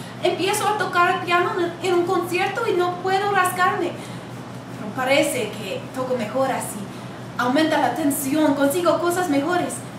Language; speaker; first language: Spanish; non-native, fluent; English